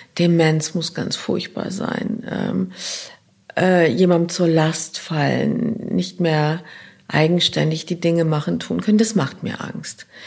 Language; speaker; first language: German; non-native, local second language; French